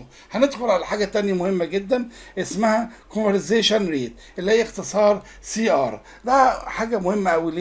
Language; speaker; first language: Arabic; native; Arabic